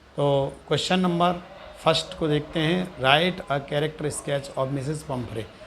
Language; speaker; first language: Hindi; native; Hindi